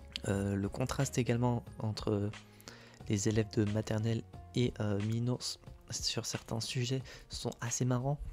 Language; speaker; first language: French; native; French